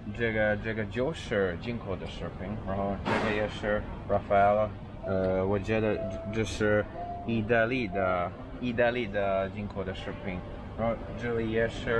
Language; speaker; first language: Chinese; non-native, learner; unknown